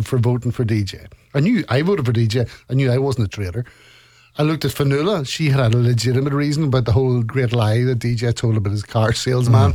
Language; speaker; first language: English; native; English